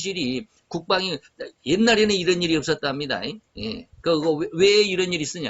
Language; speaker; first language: Korean; native; Korean